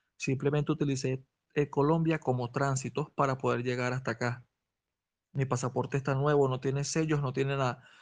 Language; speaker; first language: Spanish; native; Spanish